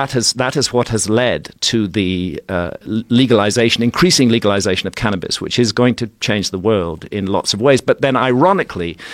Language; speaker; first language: English; native; English